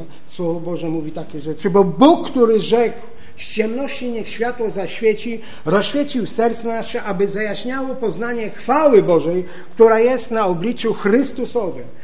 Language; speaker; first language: Polish; native; Polish